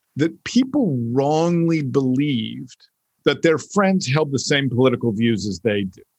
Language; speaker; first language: English; native; English